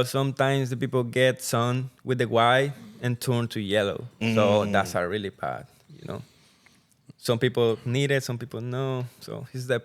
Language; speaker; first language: English; non-native, learner; Spanish